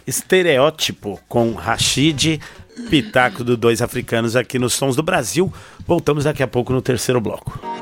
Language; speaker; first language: Portuguese; native; Portuguese